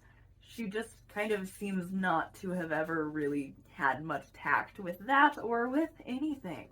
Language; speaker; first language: English; native; English